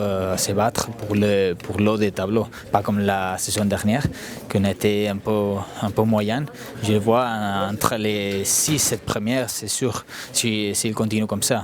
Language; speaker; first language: French; non-native, fluent; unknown